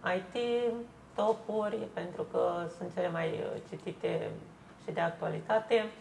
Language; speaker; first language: Romanian; native; Romanian